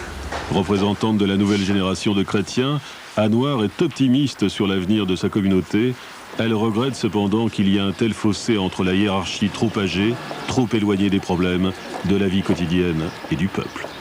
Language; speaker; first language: French; native; French